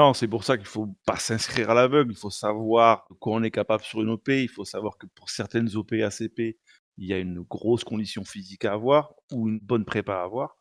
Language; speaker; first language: French; native; French